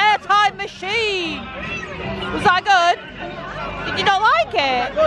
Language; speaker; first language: English; native; English